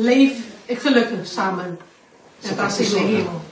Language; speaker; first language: Dutch; non-native, learner; Indonesian